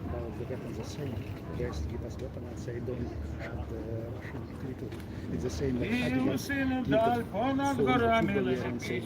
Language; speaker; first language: English; non-native, learner; Ukrainian